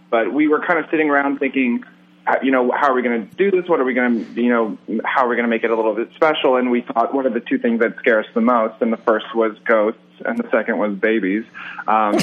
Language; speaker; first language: English; native; English